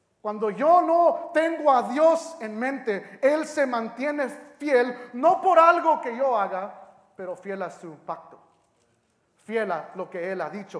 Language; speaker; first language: Spanish; early bilingual, heritage; Spanish